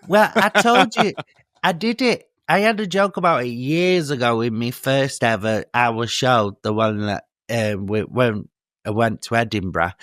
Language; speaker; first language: English; native; English